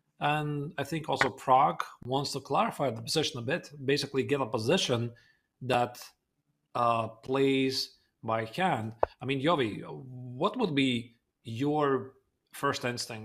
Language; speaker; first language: English; non-native, fluent; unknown